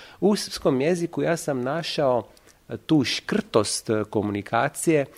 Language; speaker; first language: Serbian; non-native, fluent; Italian